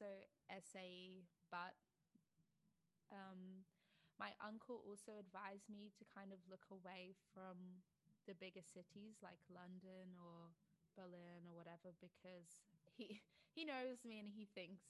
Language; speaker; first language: English; native; English